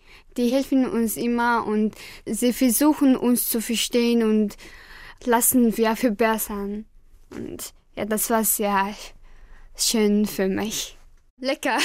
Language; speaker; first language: German; non-native, learner; Mongolian